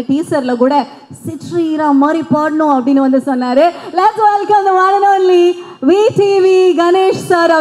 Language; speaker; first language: Tamil; native; Tamil